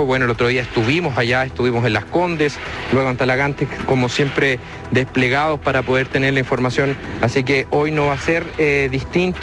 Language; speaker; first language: Spanish; native; Spanish